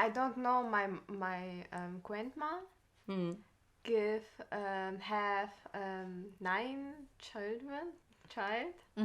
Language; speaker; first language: English; non-native, learner; German